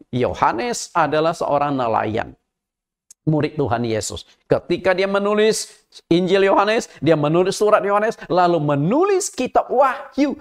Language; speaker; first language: Indonesian; native; Indonesian